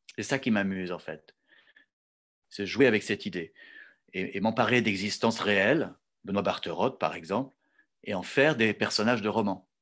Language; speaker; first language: French; native; French